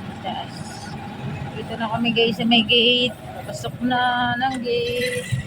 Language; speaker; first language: Filipino; non-native, local second language; Cebuano